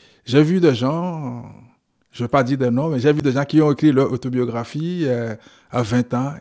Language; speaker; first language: French; non-native, local second language; Ewe